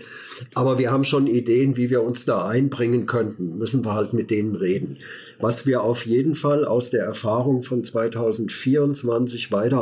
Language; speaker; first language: German; native; German